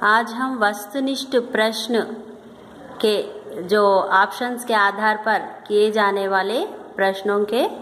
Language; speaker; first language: Hindi; non-native, local second language; Telugu